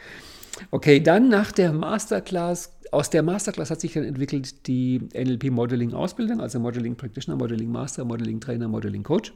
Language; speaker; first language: German; native; German